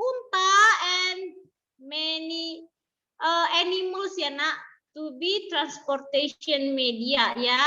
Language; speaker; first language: English; non-native, learner; Indonesian